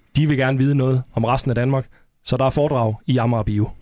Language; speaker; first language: Danish; native; Danish